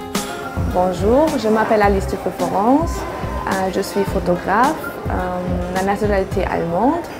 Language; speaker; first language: French; non-native, fluent; German